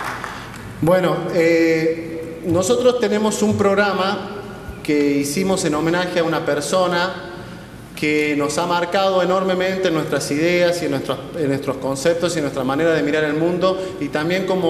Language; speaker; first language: Spanish; native; Spanish